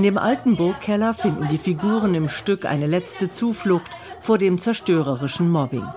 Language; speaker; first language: German; native; German